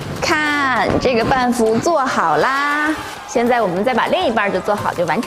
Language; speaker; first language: Chinese; native; Chinese